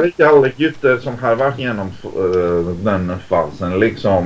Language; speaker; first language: Norwegian; non-native, fluent; Greek